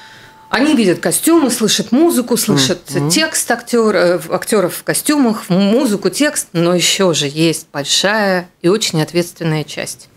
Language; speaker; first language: Russian; native; Russian